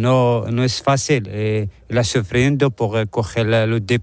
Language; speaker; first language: Spanish; non-native, learner; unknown